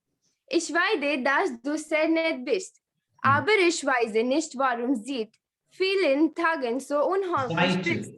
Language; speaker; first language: German; non-native, learner; Hindi